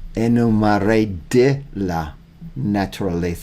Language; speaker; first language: Spanish; non-native, learner; English